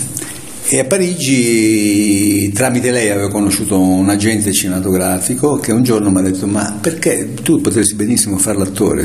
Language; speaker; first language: Italian; native; Italian